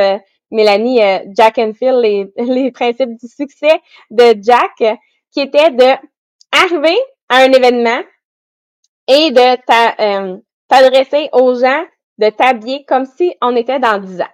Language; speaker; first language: French; native; French